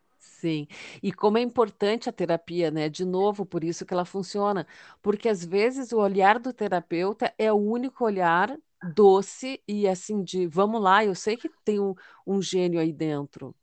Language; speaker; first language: Portuguese; native; Portuguese